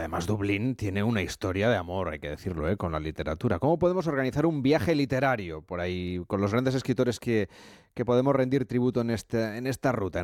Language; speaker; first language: Spanish; native; Spanish